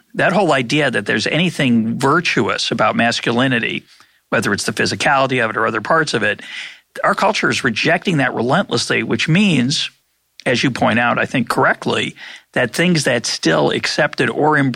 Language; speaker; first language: English; native; English